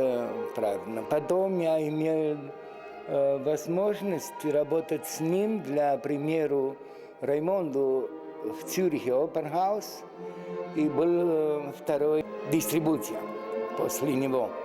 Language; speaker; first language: Russian; non-native, learner; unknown